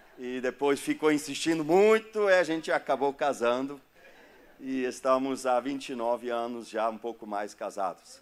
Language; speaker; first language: Portuguese; non-native, fluent; German